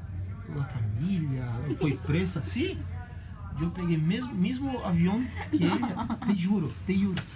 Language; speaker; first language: Spanish; non-native, learner; Portuguese